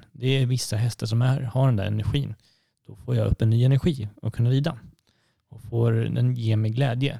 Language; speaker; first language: Swedish; native; Swedish